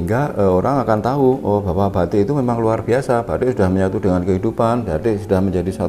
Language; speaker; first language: Indonesian; native; Indonesian